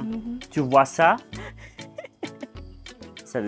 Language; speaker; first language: French; non-native, fluent; Russian